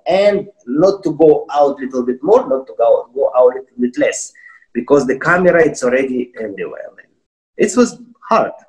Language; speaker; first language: English; non-native, fluent; Russian